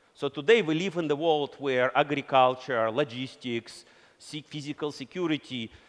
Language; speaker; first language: English; non-native, fluent; Russian